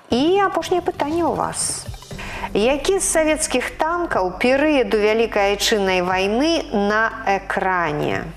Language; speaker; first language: Belarusian; native; Belarusian